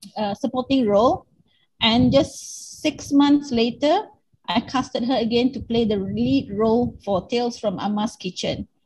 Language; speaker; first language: English; non-native, local second language; Malay